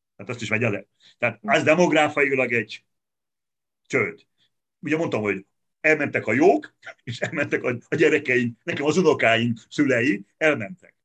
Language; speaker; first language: Hungarian; native; Hungarian